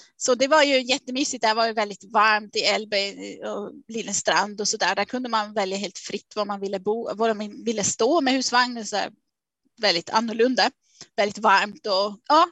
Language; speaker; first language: Swedish; non-native, fluent; Swiss German